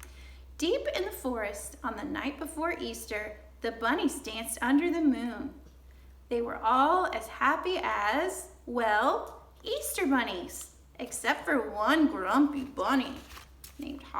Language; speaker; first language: English; native; English